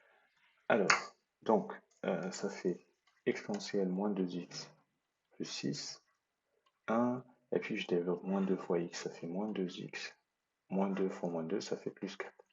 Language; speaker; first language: French; native; French